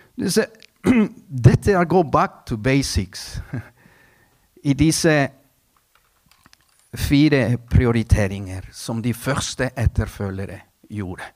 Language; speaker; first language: Norwegian; non-native, fluent; Spanish